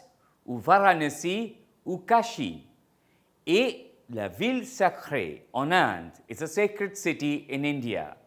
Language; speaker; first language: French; non-native, fluent; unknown